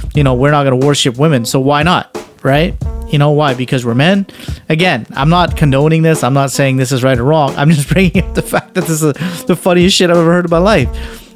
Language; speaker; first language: English; native; English